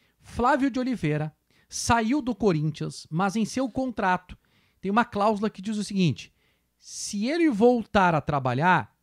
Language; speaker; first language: Portuguese; native; Portuguese